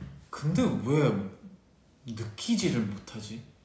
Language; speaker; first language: Korean; early bilingual, heritage; Korean